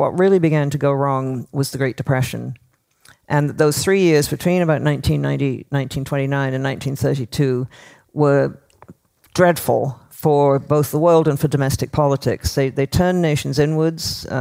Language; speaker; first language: English; native; English